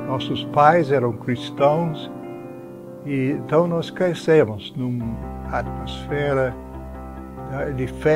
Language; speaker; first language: Portuguese; non-native, fluent; English